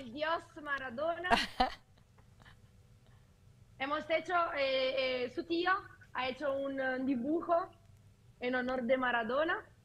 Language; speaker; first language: Spanish; non-native, fluent; Italian